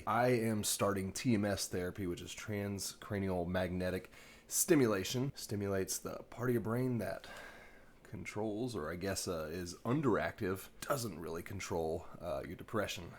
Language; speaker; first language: English; native; English